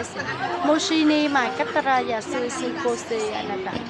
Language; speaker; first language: Japanese; non-native, learner; Vietnamese